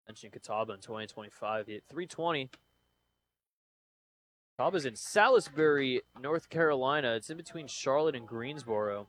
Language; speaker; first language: English; native; English